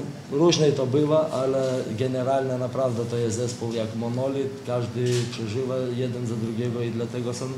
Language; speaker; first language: Polish; non-native, fluent; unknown